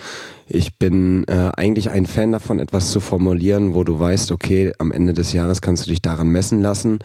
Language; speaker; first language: German; native; German